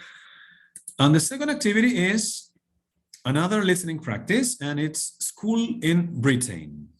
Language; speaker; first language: English; non-native, fluent; Spanish